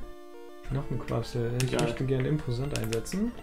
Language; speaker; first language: German; native; German